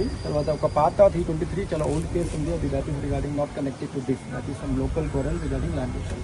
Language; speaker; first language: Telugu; non-native, learner; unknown